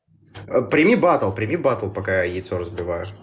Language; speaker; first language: Russian; native; Russian